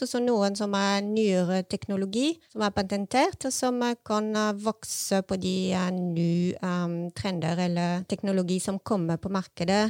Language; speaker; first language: Norwegian; non-native, fluent; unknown